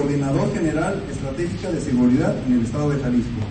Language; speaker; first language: Spanish; native; Spanish